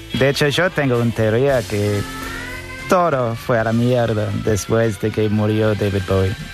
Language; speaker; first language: Spanish; non-native, fluent; English